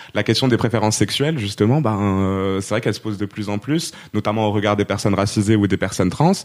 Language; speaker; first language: French; non-native, local second language; Arabic